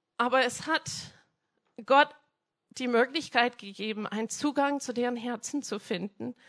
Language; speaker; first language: German; non-native, fluent; English